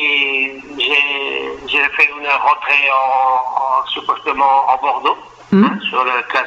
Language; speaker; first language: French; non-native, fluent; Spanish